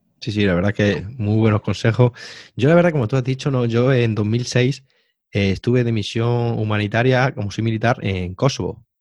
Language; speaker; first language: Spanish; native; Spanish